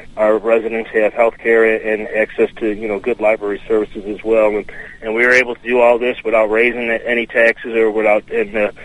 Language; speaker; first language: English; native; English